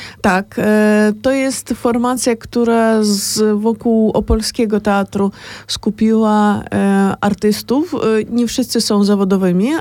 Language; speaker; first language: Polish; non-native, fluent; Ukrainian